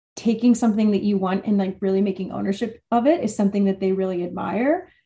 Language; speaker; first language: English; native; English